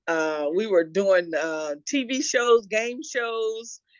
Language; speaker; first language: English; native; English